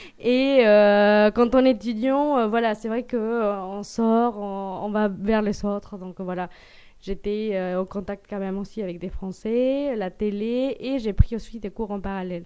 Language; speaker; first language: French; non-native, fluent; Spanish